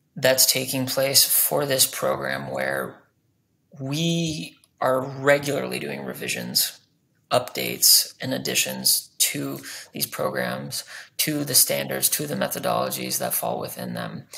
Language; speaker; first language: English; native; English